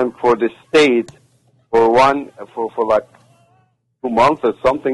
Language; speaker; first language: English; non-native, learner; Arabic